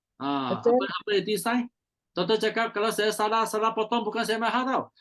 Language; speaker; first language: Malay; non-native, local second language; Chinese